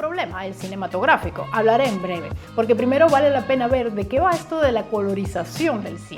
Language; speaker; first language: Spanish; native; Spanish